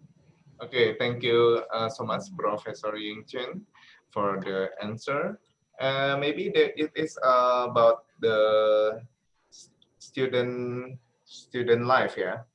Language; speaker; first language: English; non-native, learner; Indonesian